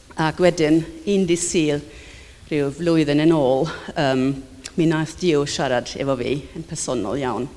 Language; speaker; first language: Welsh; non-native, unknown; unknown